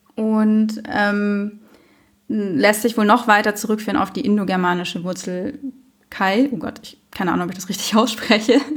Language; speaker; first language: German; native; German